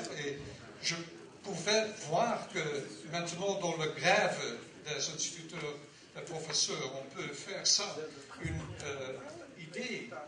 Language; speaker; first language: French; non-native, learner; Dutch